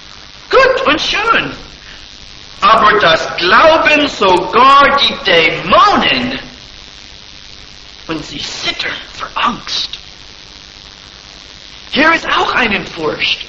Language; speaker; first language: German; non-native, fluent; English